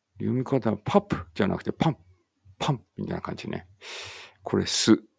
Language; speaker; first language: Japanese; native; Japanese